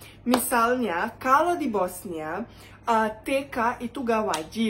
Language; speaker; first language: Indonesian; non-native, fluent; Bosnian